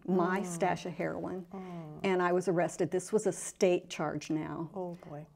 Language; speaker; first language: English; native; English